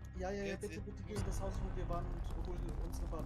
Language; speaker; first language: German; native; German